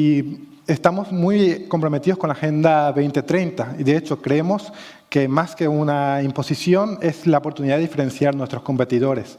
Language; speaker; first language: Spanish; native; Spanish